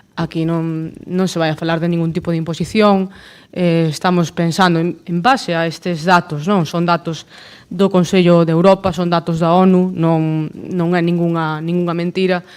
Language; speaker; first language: Galician; non-native, local second language; Spanish